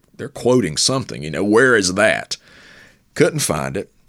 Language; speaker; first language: English; native; English